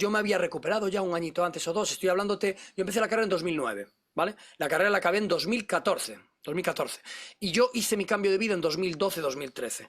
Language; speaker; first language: Spanish; native; Spanish